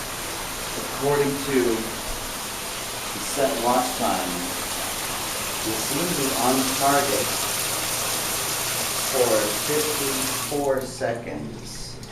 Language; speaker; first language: English; native; English